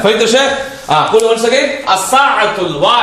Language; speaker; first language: Arabic; non-native, fluent; Tamil